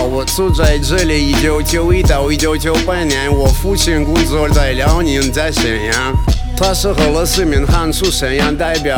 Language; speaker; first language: Chinese; non-native, learner; Russian